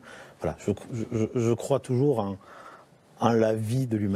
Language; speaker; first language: French; native; French